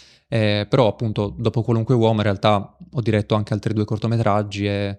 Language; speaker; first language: Italian; native; Italian